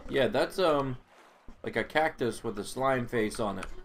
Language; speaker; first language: English; native; English